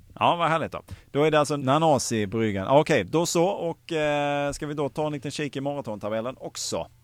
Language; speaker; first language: Swedish; native; Swedish